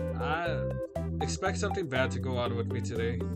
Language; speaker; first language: English; early bilingual, other home language; Spanish